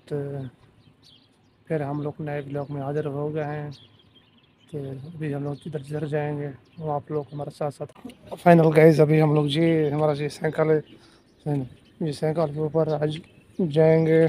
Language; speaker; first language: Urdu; non-native, local second language; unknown